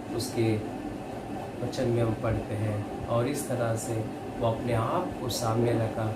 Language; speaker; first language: Hindi; non-native, local second language; Kannada